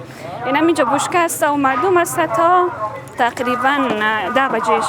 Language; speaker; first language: Persian; native; Persian